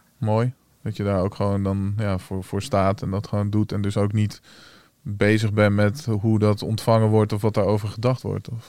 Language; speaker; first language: Dutch; native; Dutch